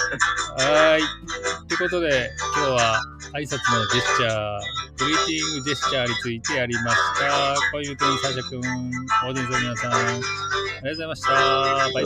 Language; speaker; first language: Japanese; native; Japanese